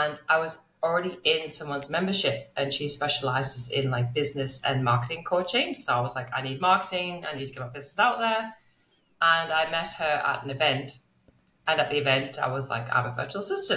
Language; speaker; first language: English; native; English